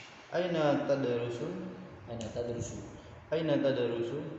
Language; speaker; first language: Arabic; non-native, learner; Indonesian